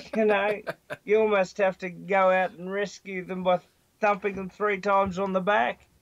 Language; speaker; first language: English; native; English